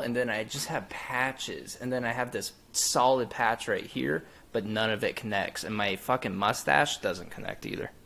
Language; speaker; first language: English; native; English